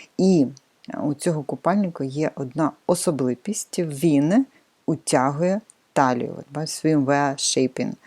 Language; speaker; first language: Ukrainian; non-native, local second language; Russian